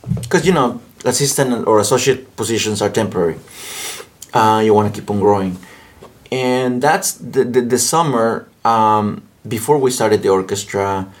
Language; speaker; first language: English; non-native, fluent; Spanish